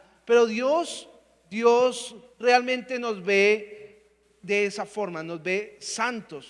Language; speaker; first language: Spanish; native; Spanish